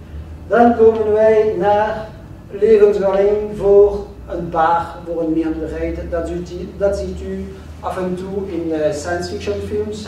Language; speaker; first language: Dutch; non-native, local second language; French